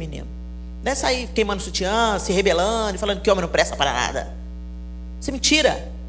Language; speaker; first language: Portuguese; native; Portuguese